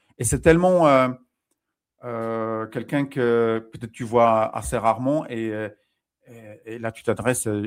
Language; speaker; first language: French; non-native, fluent; Polish